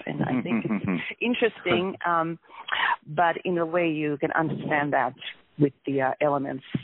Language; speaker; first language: English; non-native, fluent; Finnish